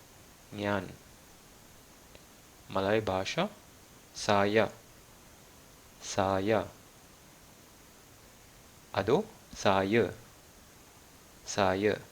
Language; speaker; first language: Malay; non-native, fluent; Malayalam